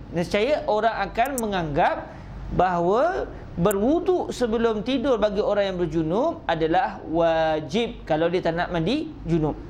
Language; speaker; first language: Malay; native; Malay